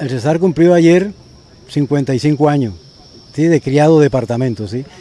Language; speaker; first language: Spanish; native; Spanish